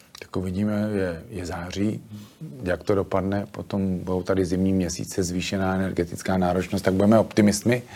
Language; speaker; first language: Czech; native; Czech